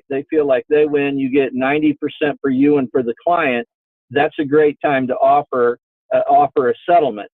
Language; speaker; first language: English; native; English